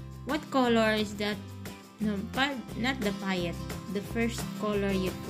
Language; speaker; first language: English; non-native, local second language; Filipino